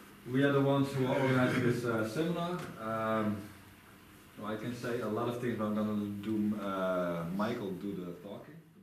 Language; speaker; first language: English; non-native, fluent; Dutch